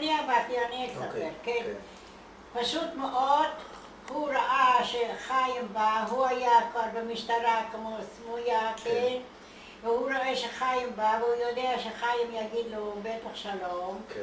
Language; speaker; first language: Hebrew; non-native, fluent; Hungarian